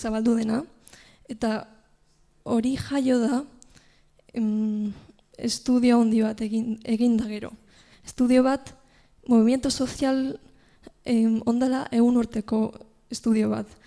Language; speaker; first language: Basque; non-native, local second language; Spanish